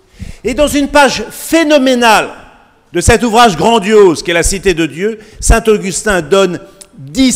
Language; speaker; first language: French; native; French